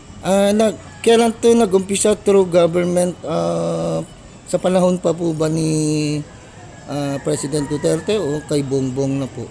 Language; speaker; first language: Filipino; native; Filipino